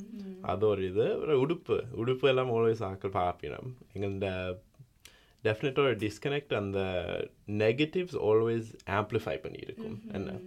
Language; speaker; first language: Tamil; early bilingual, heritage; Tamil